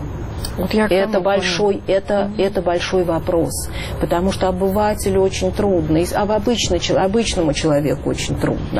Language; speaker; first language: Russian; native; Russian